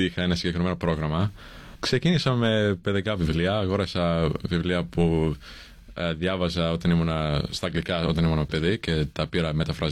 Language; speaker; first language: Greek; non-native, fluent; English